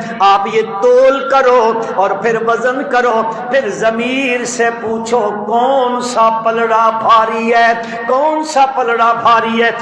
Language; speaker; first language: Urdu; non-native, local second language; Punjabi